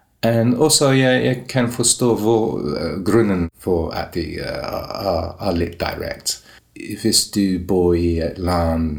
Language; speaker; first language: Norwegian; non-native, learner; English